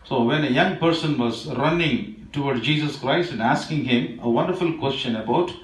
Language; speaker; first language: English; non-native, local second language; Tamil